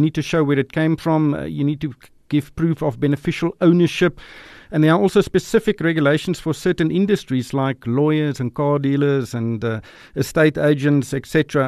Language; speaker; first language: English; non-native, local second language; Afrikaans